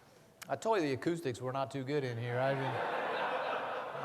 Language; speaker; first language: English; native; English